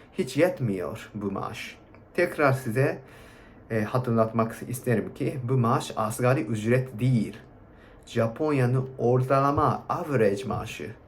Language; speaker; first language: Turkish; non-native, fluent; Japanese